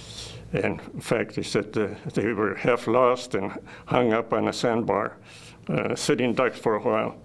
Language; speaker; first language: English; native; English